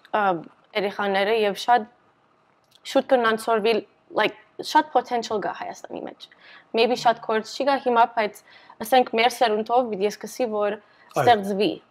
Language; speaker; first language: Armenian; early bilingual, heritage; Armenian